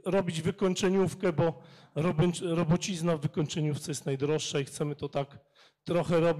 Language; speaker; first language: Polish; native; Polish